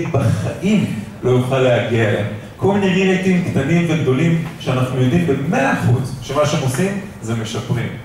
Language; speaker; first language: Hebrew; native; Hebrew